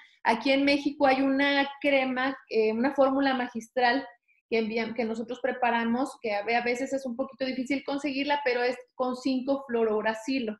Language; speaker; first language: Spanish; native; Spanish